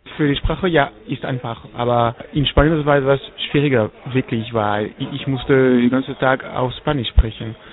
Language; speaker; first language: German; non-native, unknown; French